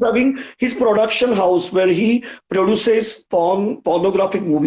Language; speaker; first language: English; non-native, fluent; Hindi